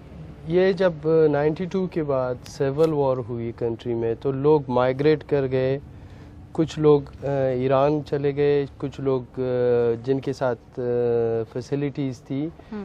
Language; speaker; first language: Hindi; non-native, fluent; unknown